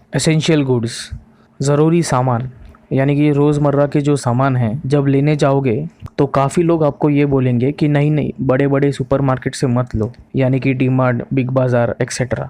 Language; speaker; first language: Hindi; non-native, local second language; Marathi